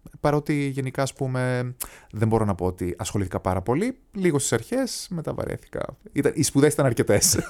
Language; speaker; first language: Greek; early bilingual, heritage; Greek